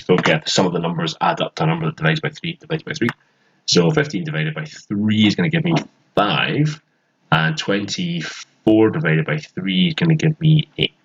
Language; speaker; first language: English; native; English